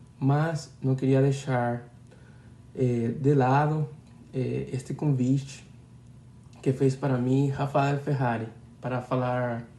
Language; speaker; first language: Portuguese; non-native, learner; Spanish